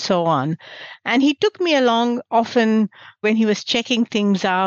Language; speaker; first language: English; non-native, local second language; Gujarati